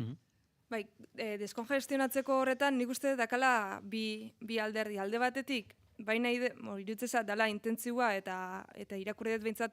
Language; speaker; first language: Basque; native; Basque